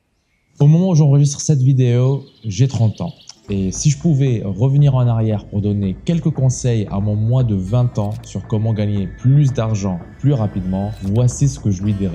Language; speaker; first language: French; native; French